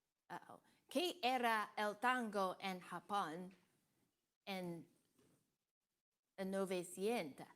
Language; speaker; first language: Spanish; non-native, learner; Cantonese